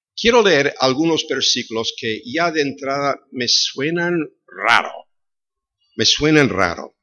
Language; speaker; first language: Spanish; non-native, fluent; English